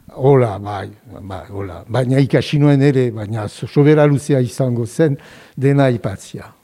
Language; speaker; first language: Basque; non-native, local second language; French